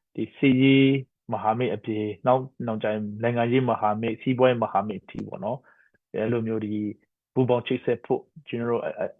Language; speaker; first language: Burmese; non-native, local second language; Hakha Chin